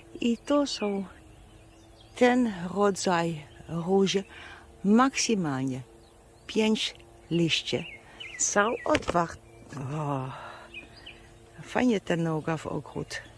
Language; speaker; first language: Polish; non-native, learner; Dutch